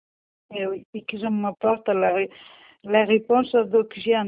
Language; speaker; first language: French; non-native, learner; Portuguese